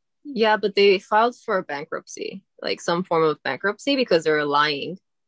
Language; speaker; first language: English; early bilingual, other home language; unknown